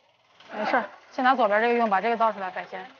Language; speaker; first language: Chinese; native; Chinese